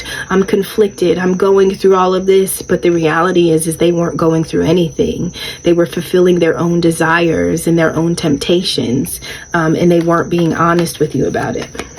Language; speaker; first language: English; native; English